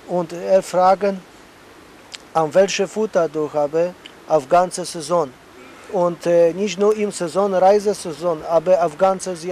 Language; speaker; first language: German; non-native, learner; Polish